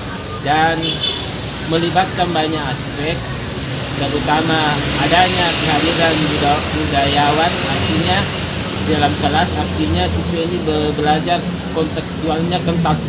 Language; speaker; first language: Indonesian; native; Indonesian